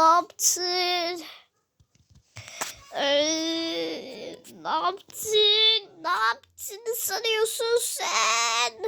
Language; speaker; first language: Turkish; native; Turkish